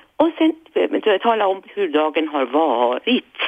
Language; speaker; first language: Swedish; non-native, fluent; Persian